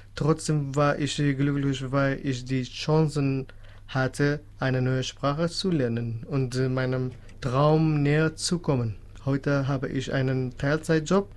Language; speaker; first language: German; non-native, fluent; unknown